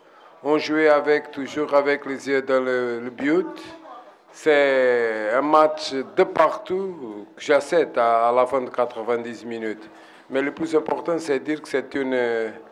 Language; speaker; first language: French; non-native, learner; Portuguese